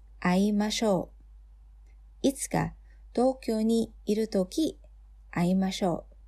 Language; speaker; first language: Japanese; non-native, fluent; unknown